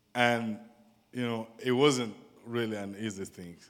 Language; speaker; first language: English; non-native, fluent; Dyula